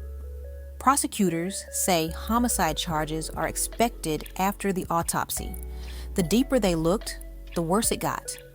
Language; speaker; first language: English; native; English